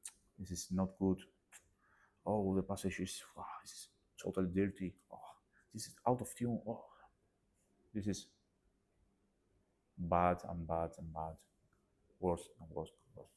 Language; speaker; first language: English; non-native, learner; Spanish